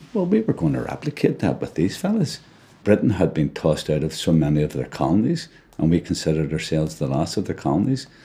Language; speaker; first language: English; native; English